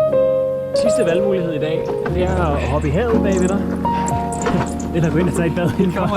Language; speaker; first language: Danish; native; Danish